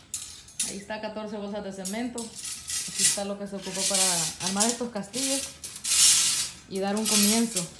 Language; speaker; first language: Spanish; native; Spanish